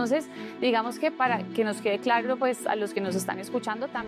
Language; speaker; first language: Spanish; native; Spanish